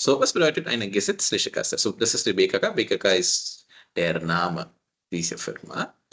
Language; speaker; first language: German; non-native, fluent; Tamil